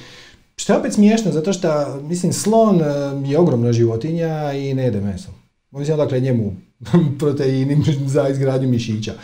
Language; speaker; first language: Croatian; native; Croatian